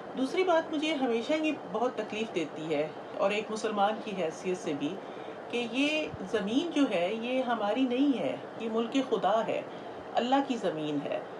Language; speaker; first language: Urdu; native; Urdu